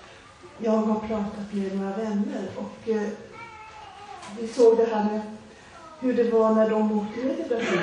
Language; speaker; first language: Swedish; early bilingual, other home language; Portuguese